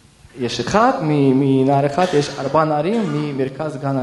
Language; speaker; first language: Hebrew; early bilingual, other home language; Russian